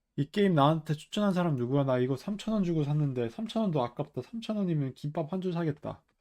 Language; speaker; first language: Korean; non-native, fluent; Finnish